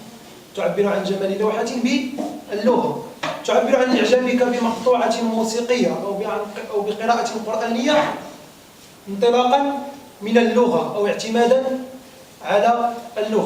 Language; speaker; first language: Arabic; native; Arabic